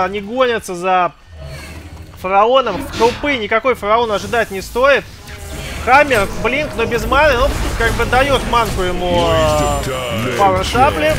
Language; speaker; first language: Russian; native; Russian